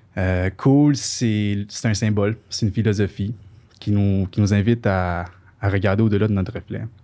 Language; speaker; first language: French; early bilingual, other home language; Spanish